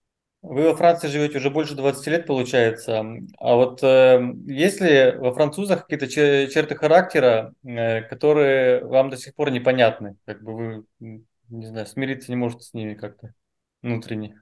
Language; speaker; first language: Russian; native; Russian